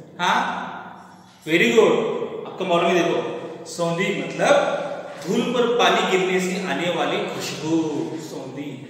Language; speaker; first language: Hindi; non-native, local second language; Marathi